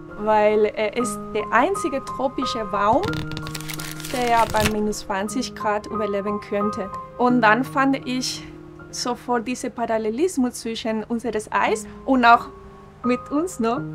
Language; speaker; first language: German; non-native, fluent; Spanish